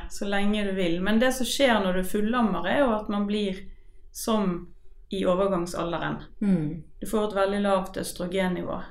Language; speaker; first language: Norwegian; native; Norwegian